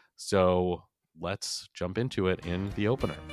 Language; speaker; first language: English; native; English